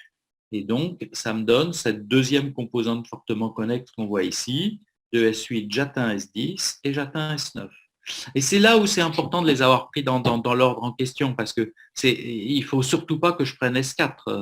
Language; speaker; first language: French; native; French